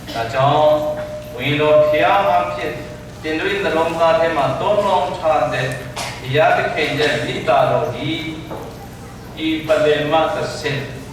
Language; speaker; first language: Burmese; non-native, local second language; Tedim Chin